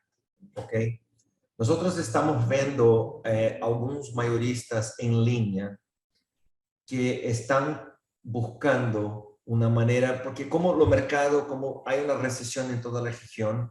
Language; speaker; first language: Spanish; non-native, fluent; Portuguese